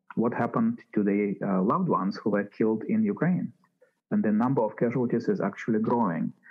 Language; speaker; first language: English; non-native, fluent; Ukrainian